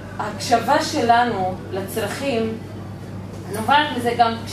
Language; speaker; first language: Hebrew; non-native, local second language; Arabic